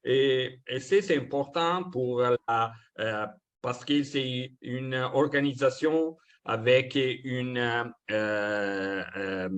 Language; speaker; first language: French; non-native, fluent; Italian